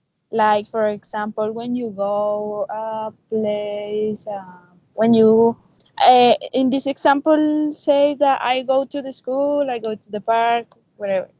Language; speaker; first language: English; non-native, learner; Spanish